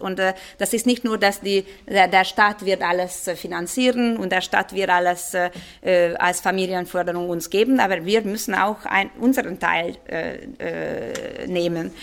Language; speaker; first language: German; non-native, fluent; Hungarian